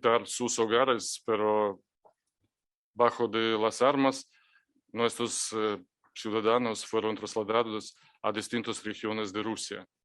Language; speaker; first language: Spanish; non-native, fluent; Ukrainian